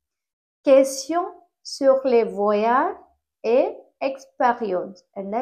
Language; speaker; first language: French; non-native, fluent; Tamil